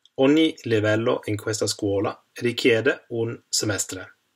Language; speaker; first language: Italian; non-native, learner; Swedish